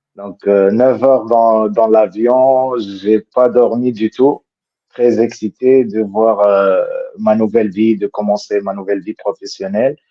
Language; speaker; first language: French; non-native, local second language; Arabic